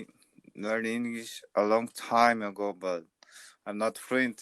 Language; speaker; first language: English; non-native, learner; Portuguese